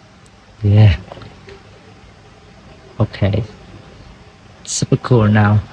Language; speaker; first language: English; non-native, learner; Vietnamese